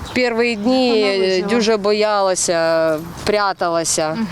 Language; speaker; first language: Ukrainian; non-native, learner; Uzbek